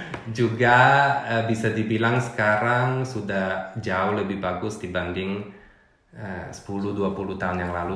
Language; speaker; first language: Indonesian; non-native, fluent; German